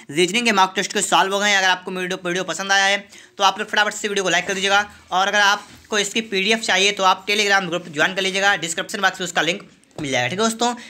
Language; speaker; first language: Hindi; native; Hindi